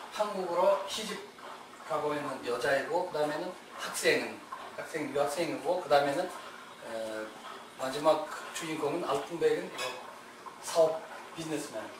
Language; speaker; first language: Korean; non-native, fluent; Kyrgyz